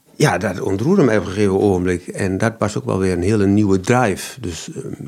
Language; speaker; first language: Dutch; native; Dutch